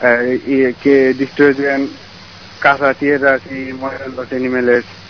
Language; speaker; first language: Spanish; non-native, learner; Bangla